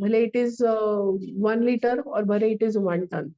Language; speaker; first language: Hindi; non-native, local second language; Marathi